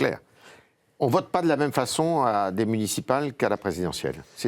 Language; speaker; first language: French; native; French